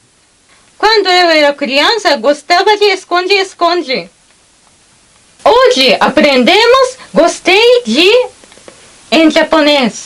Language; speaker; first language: Portuguese; non-native, fluent; Japanese